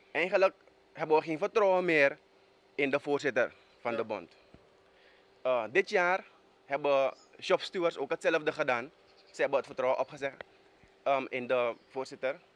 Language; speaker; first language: Dutch; native; Dutch